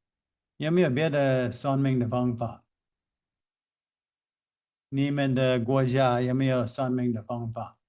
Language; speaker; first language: Chinese; non-native, fluent; English